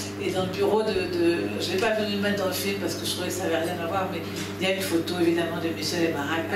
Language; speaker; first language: French; native; French